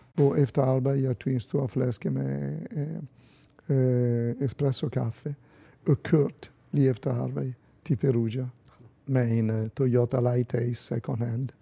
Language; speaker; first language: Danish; non-native, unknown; Italian